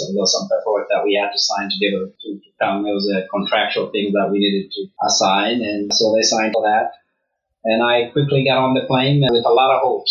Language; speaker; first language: English; early bilingual, other home language; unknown